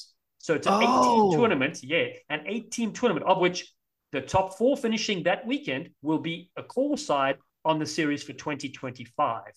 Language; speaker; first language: English; native; English